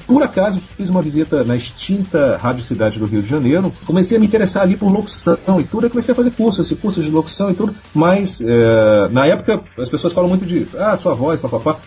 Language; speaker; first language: Portuguese; native; Portuguese